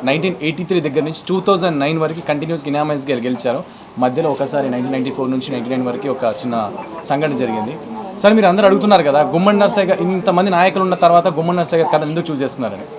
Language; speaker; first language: Telugu; native; Telugu